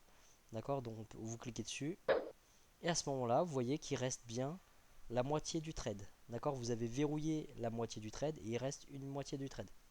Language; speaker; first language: French; native; French